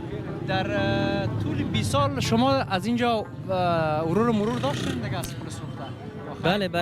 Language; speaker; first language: Persian; native; Persian